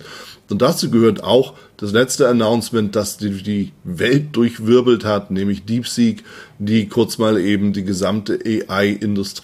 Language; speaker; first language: German; native; German